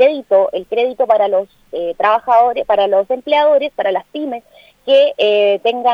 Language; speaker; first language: Spanish; native; Spanish